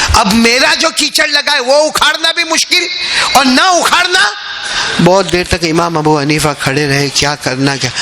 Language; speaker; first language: Urdu; native; Urdu